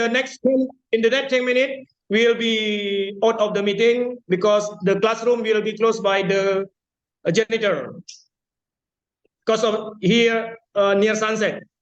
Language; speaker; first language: English; non-native, fluent; Indonesian